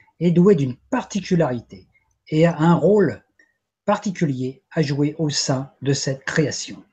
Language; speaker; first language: French; native; French